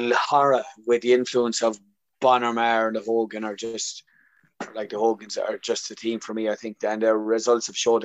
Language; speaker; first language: English; native; English